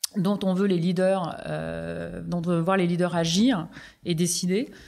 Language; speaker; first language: French; native; French